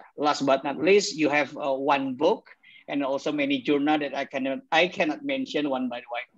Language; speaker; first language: English; non-native, fluent; Indonesian